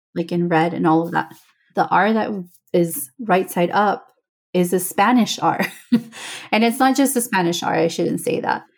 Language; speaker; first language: English; non-native, fluent; Spanish